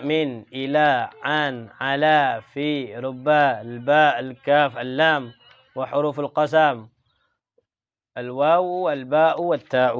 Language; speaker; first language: Arabic; non-native, fluent; Indonesian